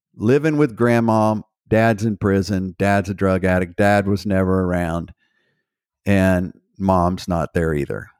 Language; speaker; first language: English; native; English